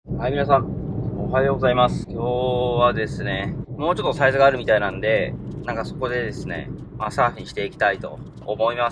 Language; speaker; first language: Japanese; native; Japanese